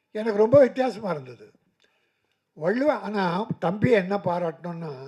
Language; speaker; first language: Tamil; native; Tamil